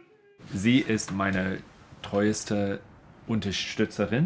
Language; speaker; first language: German; non-native, fluent; Chinese